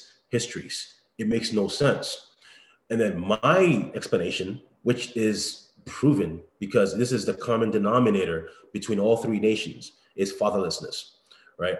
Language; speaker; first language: English; native; English